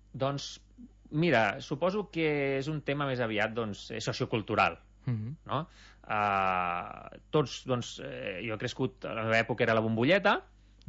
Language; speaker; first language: Catalan; native; Catalan